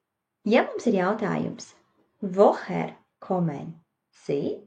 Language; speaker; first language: German; non-native, fluent; Latvian